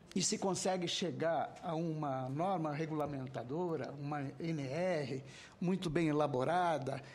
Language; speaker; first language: Portuguese; native; Portuguese